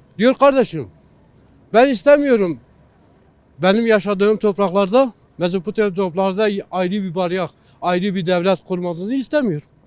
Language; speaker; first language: Turkish; non-native, local second language; Kurdish